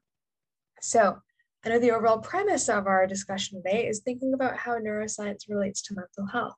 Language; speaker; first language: English; native; English